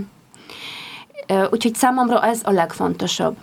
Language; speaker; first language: Hungarian; non-native, fluent; Polish